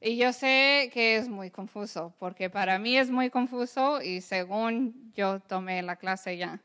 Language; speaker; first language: Spanish; early bilingual, heritage; English